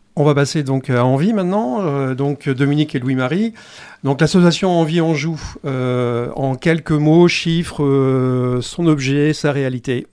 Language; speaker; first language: French; native; French